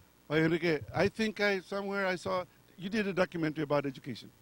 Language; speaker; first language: English; early bilingual, other home language; Spanish